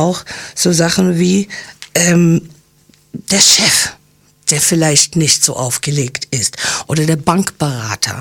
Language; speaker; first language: German; early bilingual, other home language; English